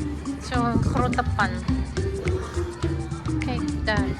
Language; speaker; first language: Dutch; non-native, learner; Filipino